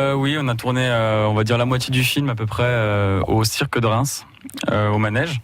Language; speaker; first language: French; native; French